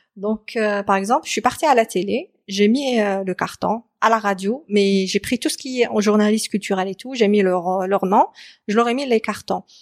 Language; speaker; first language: French; non-native, local second language; Arabic